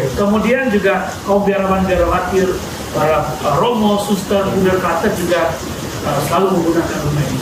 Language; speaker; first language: Indonesian; non-native, local second language; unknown